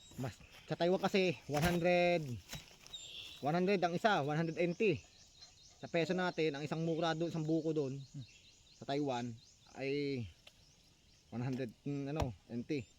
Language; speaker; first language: Filipino; non-native, local second language; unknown